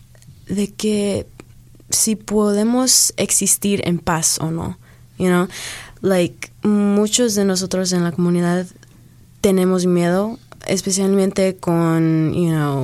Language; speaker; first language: Spanish; early bilingual, heritage; English